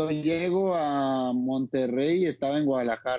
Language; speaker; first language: Spanish; native; Spanish